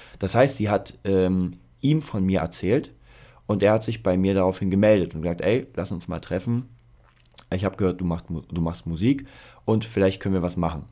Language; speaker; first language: German; early bilingual, other home language; Polish